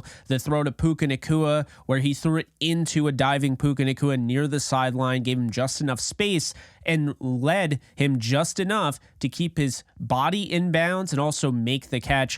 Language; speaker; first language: English; native; English